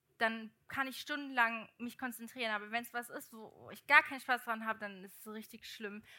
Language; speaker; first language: German; early bilingual, other home language; Portuguese